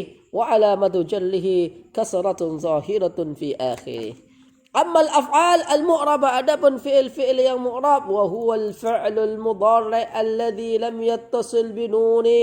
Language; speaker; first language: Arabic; non-native, fluent; Indonesian